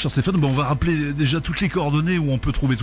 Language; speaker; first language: French; native; French